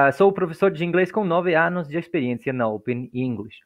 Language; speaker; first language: Portuguese; non-native, fluent; English